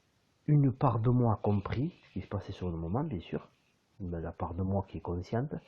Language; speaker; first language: French; native; French